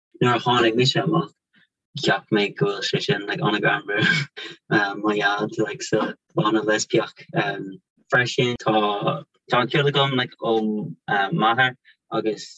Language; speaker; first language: Irish; non-native, local second language; English